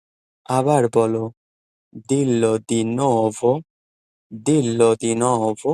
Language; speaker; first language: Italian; non-native, fluent; Bangla